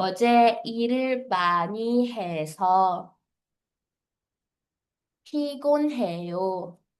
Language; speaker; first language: Korean; non-native, fluent; Filipino